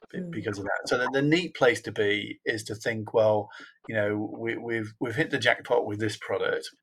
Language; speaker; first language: English; native; English